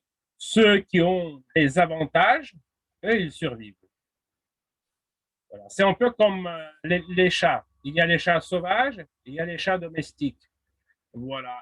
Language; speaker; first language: French; non-native, fluent; Russian